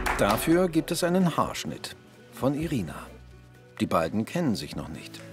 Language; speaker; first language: German; native; German